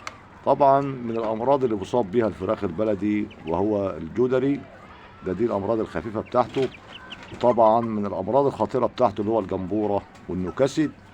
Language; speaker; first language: Arabic; native; Arabic